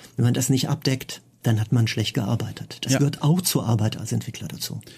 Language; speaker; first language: German; native; German